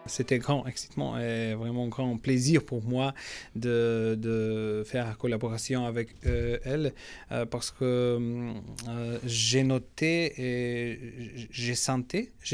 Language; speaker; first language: French; non-native, learner; Macedonian